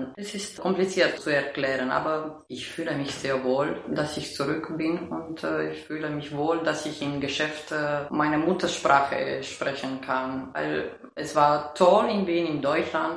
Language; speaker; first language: German; non-native, fluent; Romanian